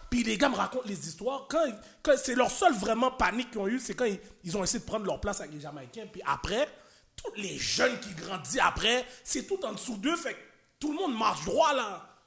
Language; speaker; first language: French; native; French